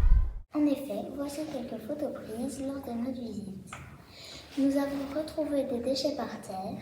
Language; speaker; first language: French; native; French